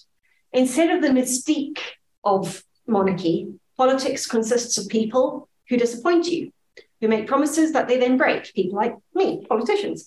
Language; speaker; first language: English; native; English